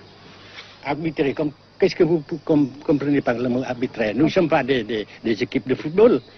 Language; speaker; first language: French; non-native, fluent; Vietnamese